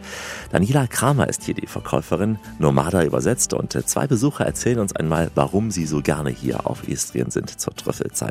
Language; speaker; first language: German; native; German